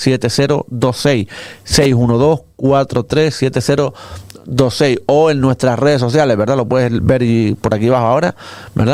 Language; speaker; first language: Spanish; native; Spanish